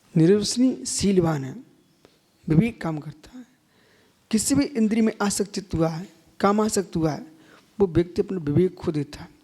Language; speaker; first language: Hindi; native; Hindi